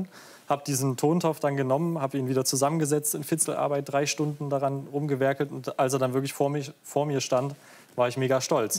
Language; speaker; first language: German; native; German